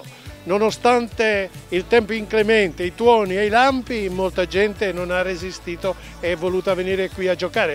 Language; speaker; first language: Italian; native; Italian